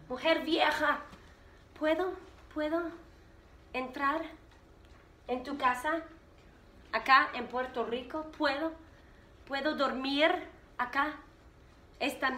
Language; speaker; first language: Spanish; non-native, fluent; English